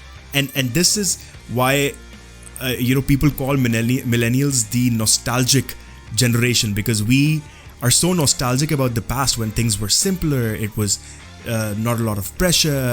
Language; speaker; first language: English; non-native, local second language; Urdu